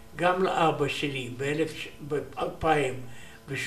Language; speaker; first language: Hebrew; non-native, learner; Romanian